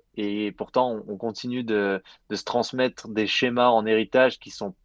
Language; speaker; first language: French; native; French